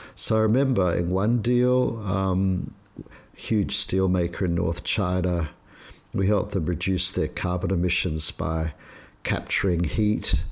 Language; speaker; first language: English; native; English